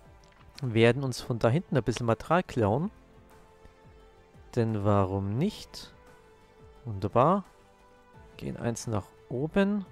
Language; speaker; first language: German; native; German